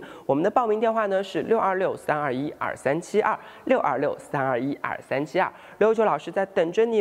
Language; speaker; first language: Chinese; native; Chinese